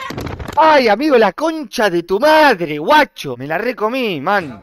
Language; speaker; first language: Spanish; native; Spanish